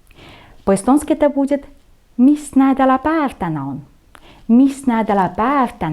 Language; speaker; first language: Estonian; non-native, local second language; Russian